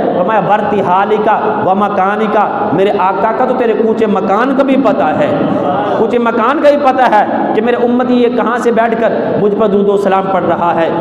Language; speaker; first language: Urdu; non-native, local second language; Punjabi